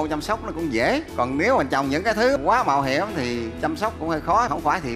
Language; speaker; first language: Vietnamese; native; Vietnamese